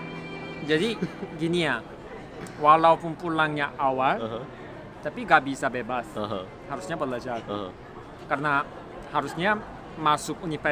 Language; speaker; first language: Indonesian; non-native, learner; Korean